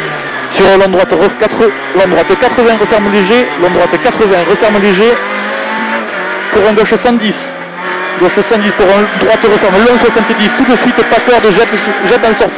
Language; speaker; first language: French; native; French